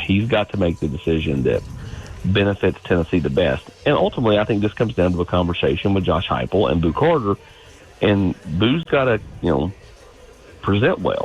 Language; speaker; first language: English; native; English